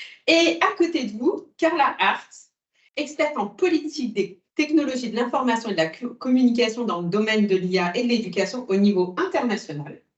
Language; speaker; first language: French; native; French